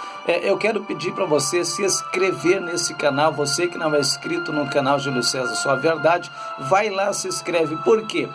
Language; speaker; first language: Portuguese; native; Portuguese